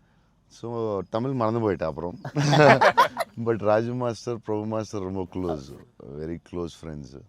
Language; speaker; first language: Tamil; non-native, local second language; Telugu